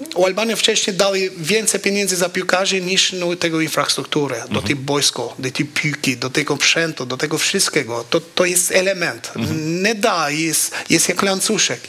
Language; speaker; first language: Polish; non-native, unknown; Albanian